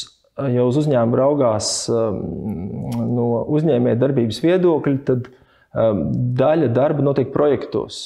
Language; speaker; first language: Latvian; native; Latvian